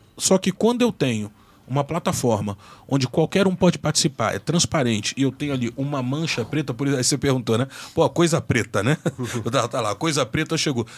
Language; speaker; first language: Portuguese; native; Portuguese